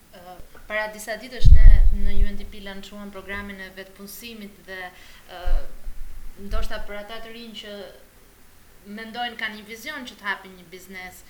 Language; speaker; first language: Albanian; native; Albanian